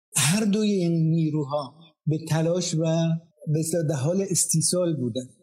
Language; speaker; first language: Persian; non-native, local second language; Azerbaijani